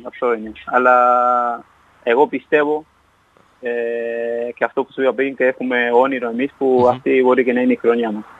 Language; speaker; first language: Greek; non-native, fluent; Spanish